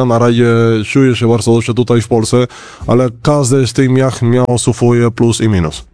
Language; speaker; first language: Polish; non-native, learner; Spanish